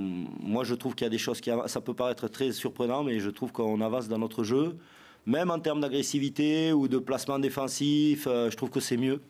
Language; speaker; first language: French; native; French